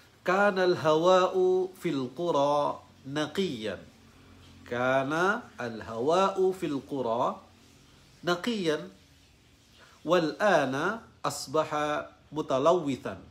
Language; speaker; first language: Arabic; non-native, fluent; Indonesian